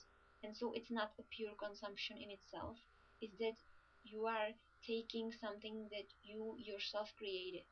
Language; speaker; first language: English; non-native, fluent; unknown